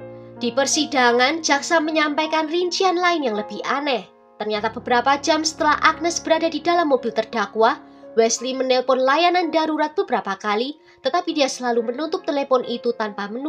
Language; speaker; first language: Indonesian; native; Indonesian